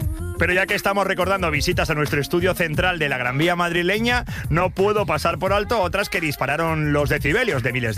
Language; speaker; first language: Spanish; native; Spanish